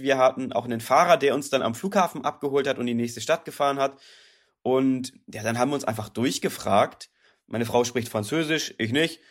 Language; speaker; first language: German; native; German